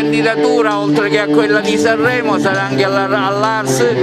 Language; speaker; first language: Italian; native; Italian